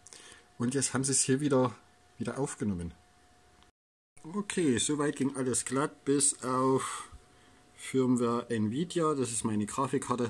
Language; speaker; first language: German; native; German